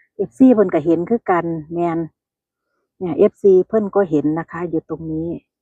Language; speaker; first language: Thai; native; Thai